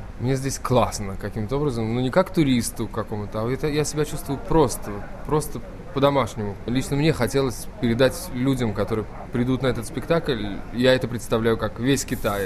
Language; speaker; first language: Russian; native; Russian